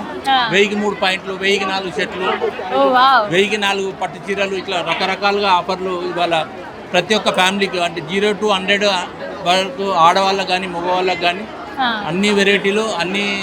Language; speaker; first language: Telugu; native; Telugu